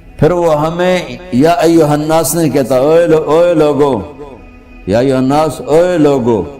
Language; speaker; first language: Urdu; non-native, local second language; Punjabi